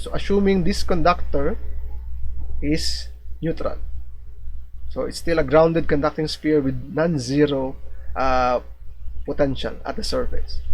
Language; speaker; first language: English; non-native, local second language; Filipino